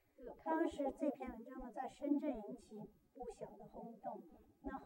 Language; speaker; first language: Chinese; native; Chinese